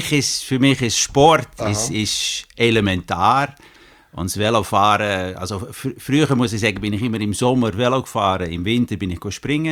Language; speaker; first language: German; non-native, fluent; Dutch